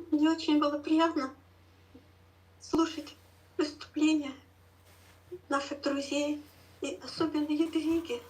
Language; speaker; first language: Russian; native; Russian